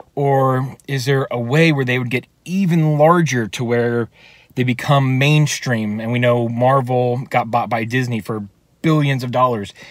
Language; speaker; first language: English; native; English